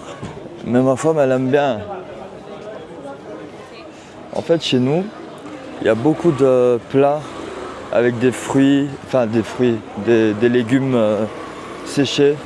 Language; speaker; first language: French; early bilingual, heritage; Turkish